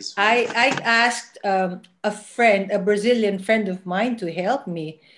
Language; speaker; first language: English; non-native, local second language; Filipino